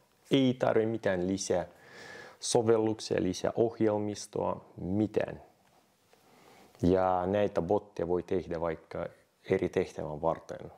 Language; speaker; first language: Finnish; non-native, fluent; Russian